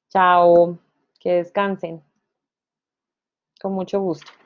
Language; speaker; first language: Spanish; native; Spanish